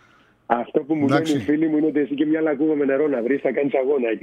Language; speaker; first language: Greek; native; Greek